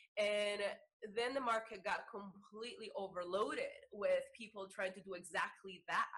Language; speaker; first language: English; non-native, fluent; Spanish